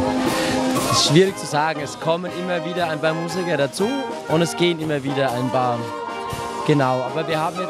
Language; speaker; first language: German; native; German